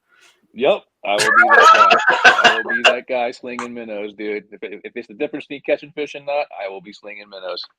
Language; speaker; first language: English; native; English